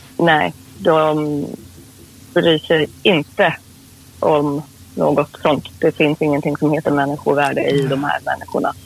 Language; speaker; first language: Swedish; early bilingual, other home language; Persian